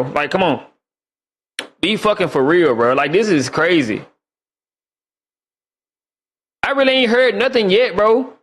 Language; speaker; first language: English; native; English